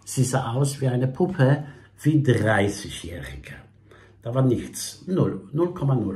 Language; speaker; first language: German; non-native, fluent; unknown